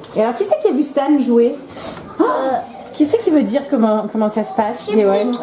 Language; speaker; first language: French; native; French